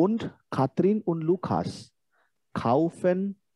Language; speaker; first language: German; non-native, fluent; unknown